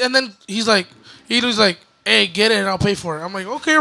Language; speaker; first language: English; early bilingual, other home language; Spanish